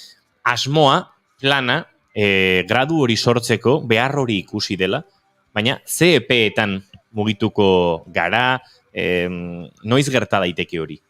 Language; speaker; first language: Basque; native; Basque